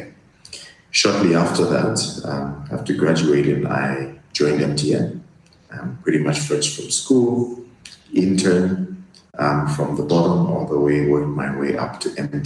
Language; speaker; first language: English; non-native, local second language; Bemba